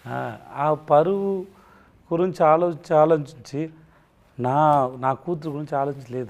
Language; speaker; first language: Telugu; non-native, local second language; Tamil